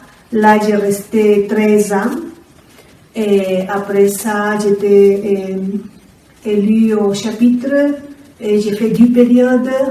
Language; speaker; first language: French; non-native, fluent; Spanish